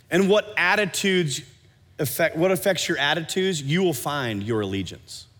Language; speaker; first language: English; native; English